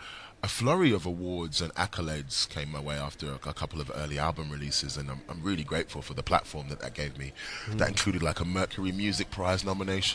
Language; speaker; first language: English; native; English